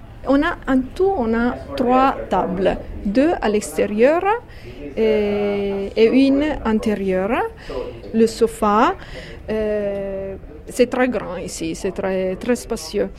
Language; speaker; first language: French; non-native, fluent; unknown